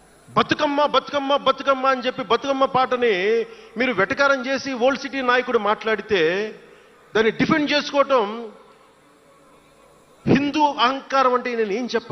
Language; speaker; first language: Telugu; native; Telugu